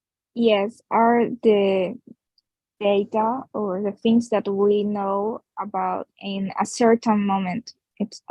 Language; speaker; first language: English; non-native, learner; Spanish